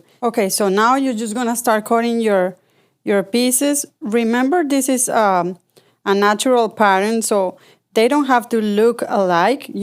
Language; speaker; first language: English; non-native, fluent; Spanish